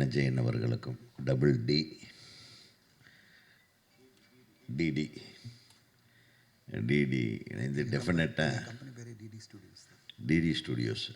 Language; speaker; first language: Tamil; native; Tamil